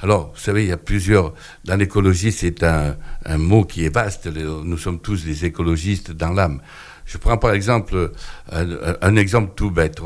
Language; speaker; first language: French; native; French